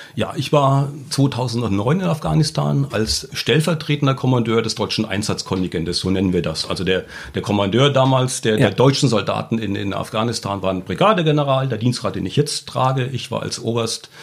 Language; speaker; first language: German; native; German